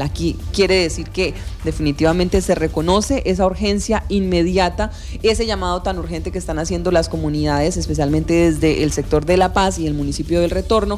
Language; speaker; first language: Spanish; native; Spanish